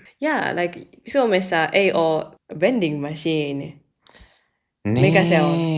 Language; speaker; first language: Finnish; non-native, learner; Japanese